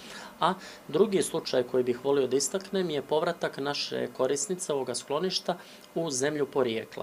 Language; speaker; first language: Serbian; native; Serbian